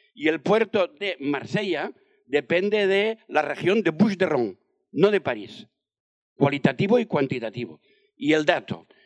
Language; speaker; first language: Spanish; non-native, fluent; French